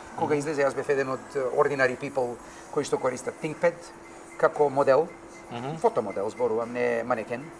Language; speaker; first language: Macedonian; native; Macedonian